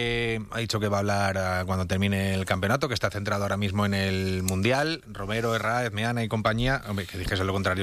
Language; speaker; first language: Spanish; native; Spanish